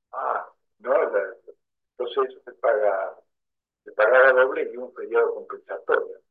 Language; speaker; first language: Spanish; native; Spanish